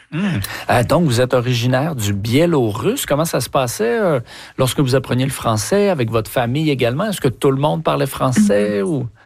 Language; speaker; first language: French; native; French